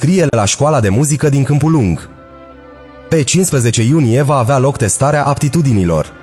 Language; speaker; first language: Romanian; native; Romanian